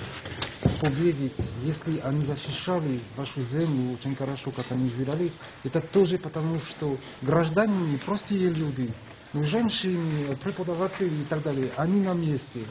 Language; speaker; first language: Russian; non-native, learner; French